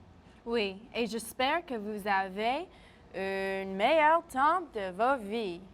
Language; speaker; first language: French; non-native, local second language; English